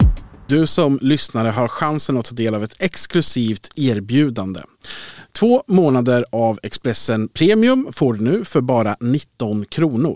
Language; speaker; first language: Swedish; native; Swedish